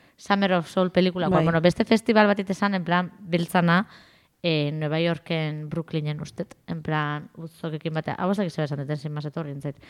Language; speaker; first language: Basque; native; Basque